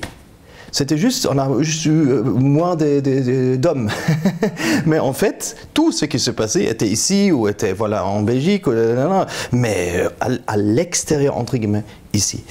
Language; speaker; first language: French; non-native, fluent; German